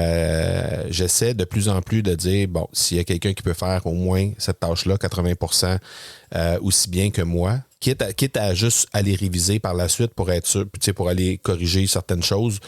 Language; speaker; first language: French; native; French